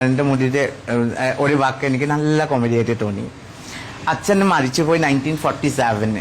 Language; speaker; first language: Malayalam; non-native, fluent; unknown